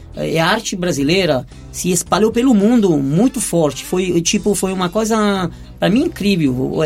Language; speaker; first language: Portuguese; non-native, fluent; Italian